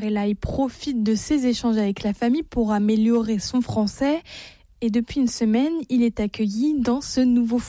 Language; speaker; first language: French; native; French